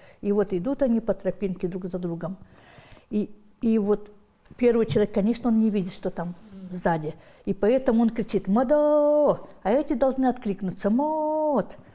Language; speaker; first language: Russian; non-native, local second language; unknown